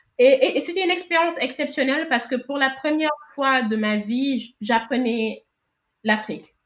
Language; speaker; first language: French; non-native, local second language; Wolof